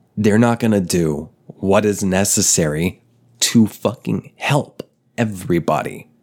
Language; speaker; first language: English; native; English